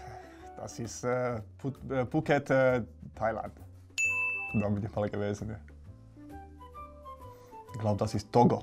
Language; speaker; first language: German; non-native, fluent; Finnish